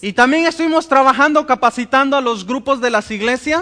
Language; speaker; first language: Spanish; native; Spanish